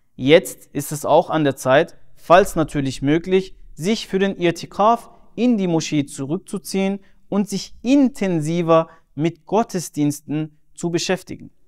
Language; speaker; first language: German; early bilingual, other home language; Turkish